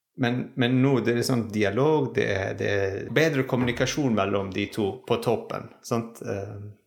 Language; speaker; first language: Norwegian; non-native, fluent; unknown